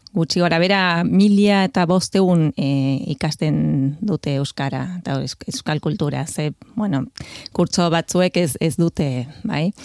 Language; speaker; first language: Basque; non-native, fluent; Spanish